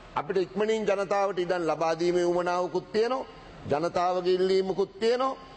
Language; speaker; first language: Sinhala; native; Sinhala